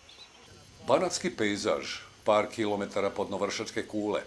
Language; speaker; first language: Bosnian; native; Bosnian